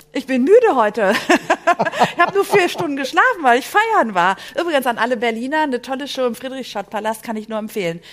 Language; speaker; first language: German; early bilingual, other home language; Greek